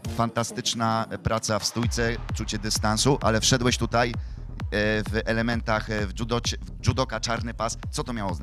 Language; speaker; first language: Polish; native; Polish